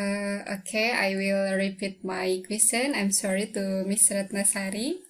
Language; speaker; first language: English; non-native, learner; Indonesian